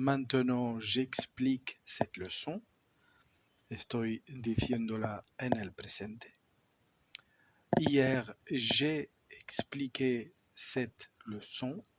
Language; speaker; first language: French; non-native, fluent; Spanish